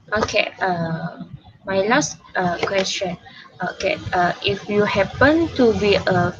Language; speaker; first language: English; non-native, local second language; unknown